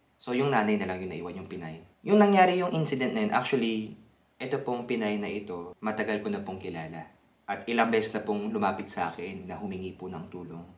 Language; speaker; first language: Filipino; early bilingual, other home language; Korean